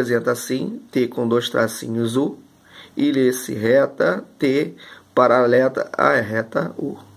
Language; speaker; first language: Portuguese; native; Portuguese